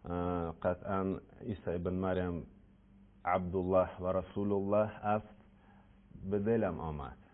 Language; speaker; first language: Persian; non-native, learner; Russian